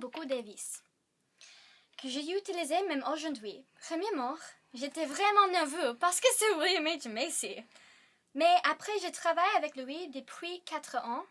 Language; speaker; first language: French; non-native, learner; English